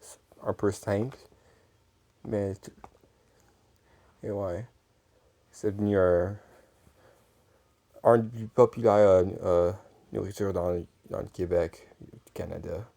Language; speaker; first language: French; non-native, local second language; English